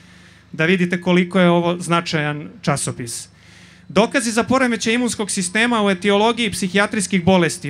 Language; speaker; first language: Serbian; native; Serbian